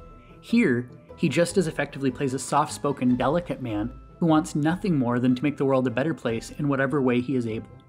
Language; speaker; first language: English; native; English